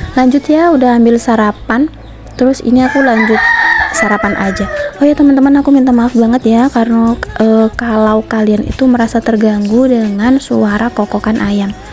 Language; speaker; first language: Indonesian; non-native, local second language; Javanese